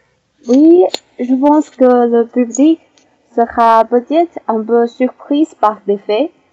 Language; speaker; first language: French; non-native, learner; Chinese